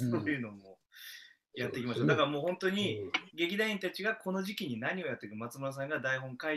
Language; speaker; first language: Japanese; native; Japanese